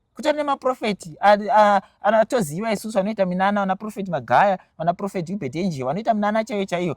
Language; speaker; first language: Shona; native; Shona